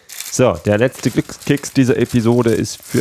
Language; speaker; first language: German; native; German